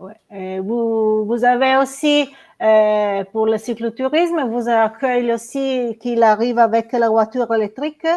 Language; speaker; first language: French; non-native, learner; Italian